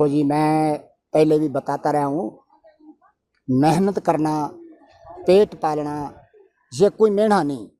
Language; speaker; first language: Urdu; non-native, local second language; Punjabi